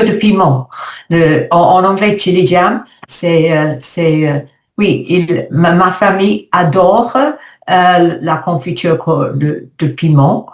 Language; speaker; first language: French; non-native, learner; English